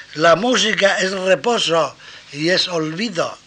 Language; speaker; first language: Spanish; native; Spanish